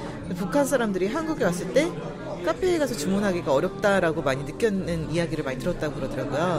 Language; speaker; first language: Korean; native; Korean